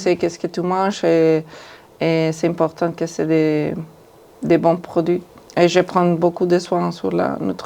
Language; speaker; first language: French; non-native, fluent; Spanish